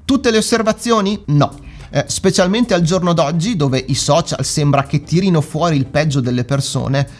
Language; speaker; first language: Italian; native; Italian